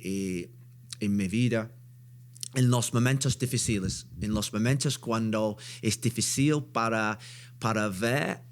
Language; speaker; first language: Spanish; non-native, learner; English